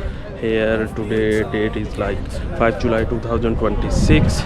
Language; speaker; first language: English; non-native, learner; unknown